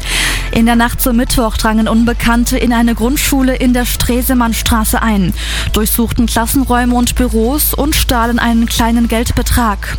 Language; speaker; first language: German; native; German